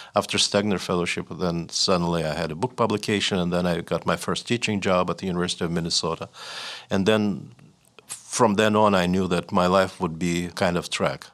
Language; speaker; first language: English; non-native, fluent; Russian